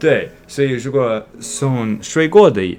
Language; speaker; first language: Chinese; non-native, learner; English